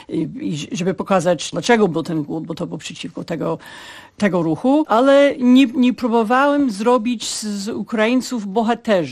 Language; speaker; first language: Polish; non-native, fluent; English